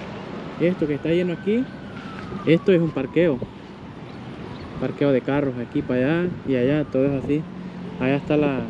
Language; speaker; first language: Spanish; native; Spanish